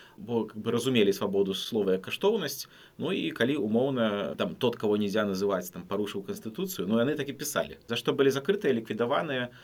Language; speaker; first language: Belarusian; non-native, local second language; Russian